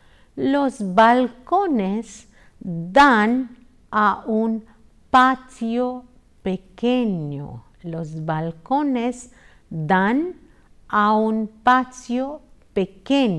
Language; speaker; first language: Spanish; non-native, fluent; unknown